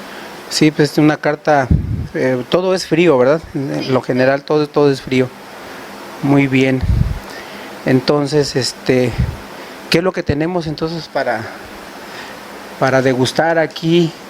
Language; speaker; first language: Spanish; native; Spanish